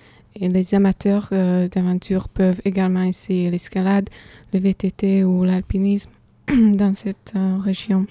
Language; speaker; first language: French; non-native, fluent; Slovak